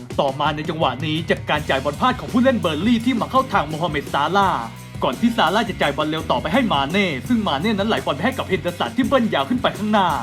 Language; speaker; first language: Thai; native; Thai